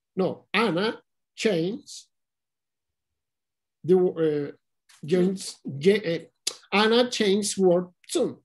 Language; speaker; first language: English; non-native, learner; Spanish